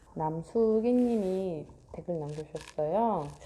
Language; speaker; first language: Korean; non-native, fluent; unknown